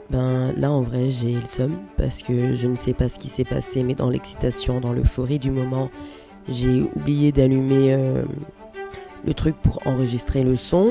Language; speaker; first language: French; native; French